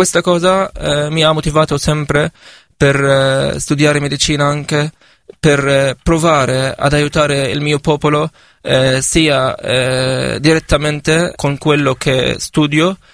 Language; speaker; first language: Italian; non-native, fluent; Arabic